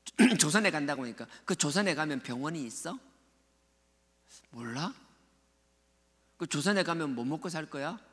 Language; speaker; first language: Korean; native; Korean